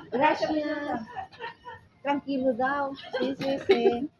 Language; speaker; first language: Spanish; non-native, learner; Filipino